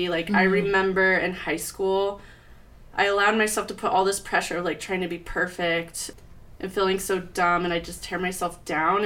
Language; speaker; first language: English; native; English